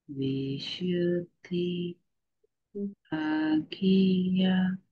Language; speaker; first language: English; non-native, local second language; Telugu